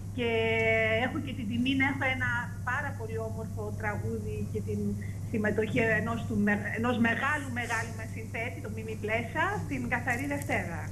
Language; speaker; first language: Greek; early bilingual, heritage; Greek